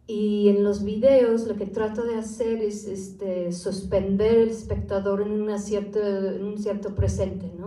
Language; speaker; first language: Spanish; non-native, fluent; English